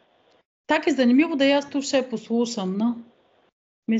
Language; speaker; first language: Slovenian; non-native, fluent; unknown